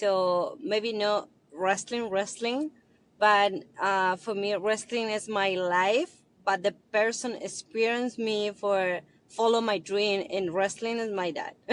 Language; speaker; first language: English; non-native, learner; Spanish